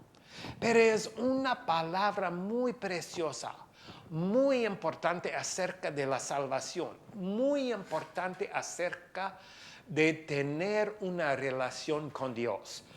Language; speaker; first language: Spanish; non-native, fluent; English